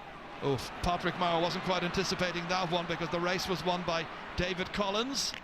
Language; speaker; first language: English; native; English